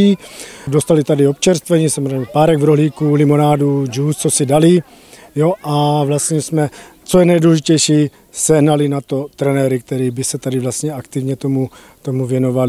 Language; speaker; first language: Czech; native; Czech